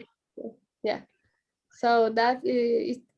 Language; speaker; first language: English; non-native, learner; Spanish